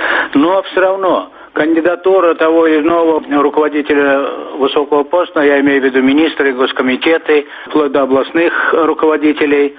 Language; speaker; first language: Russian; non-native, local second language; Turkmen